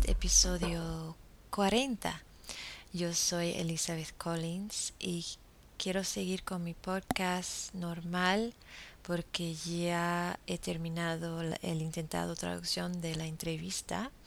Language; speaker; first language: Spanish; non-native, fluent; English